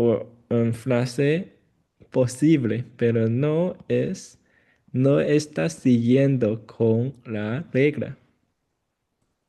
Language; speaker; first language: Spanish; non-native, fluent; Chinese